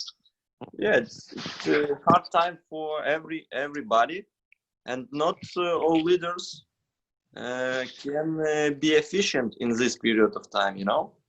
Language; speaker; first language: English; non-native, fluent; Russian